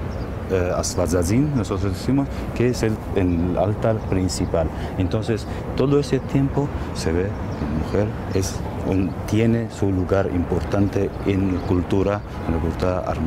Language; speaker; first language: Spanish; non-native, learner; Armenian